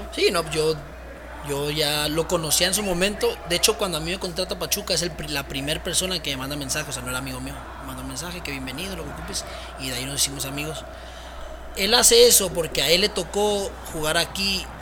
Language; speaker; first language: Spanish; early bilingual, heritage; Spanish